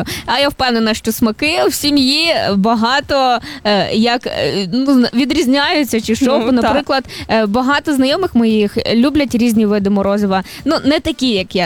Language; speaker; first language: Ukrainian; native; Ukrainian